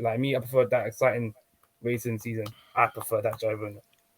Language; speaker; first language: English; native; English